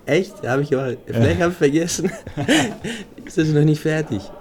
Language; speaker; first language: German; non-native, fluent; Greek